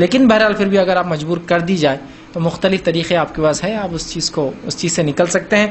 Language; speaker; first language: Urdu; native; Urdu